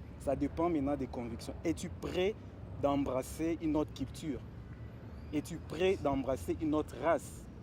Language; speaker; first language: French; non-native, local second language; Lingala